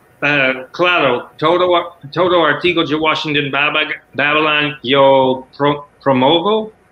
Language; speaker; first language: Portuguese; non-native, learner; English